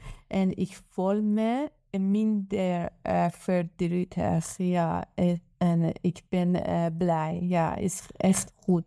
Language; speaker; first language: Dutch; non-native, learner; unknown